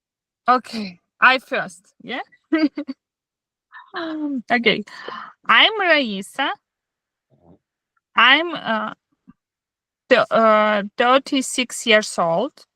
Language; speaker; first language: English; non-native, learner; Russian